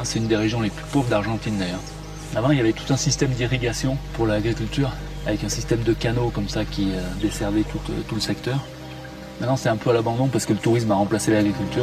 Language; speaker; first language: French; native; French